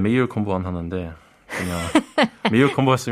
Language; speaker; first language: Korean; non-native, learner; English